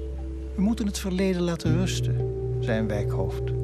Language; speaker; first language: Dutch; native; Dutch